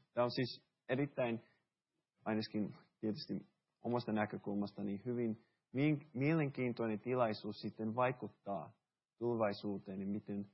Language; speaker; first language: Finnish; early bilingual, heritage; Finnish